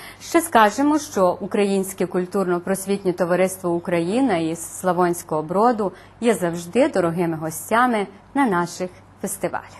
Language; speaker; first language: Ukrainian; early bilingual, heritage; Ukrainian